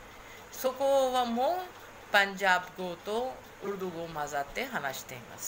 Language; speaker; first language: Japanese; non-native, fluent; Hindi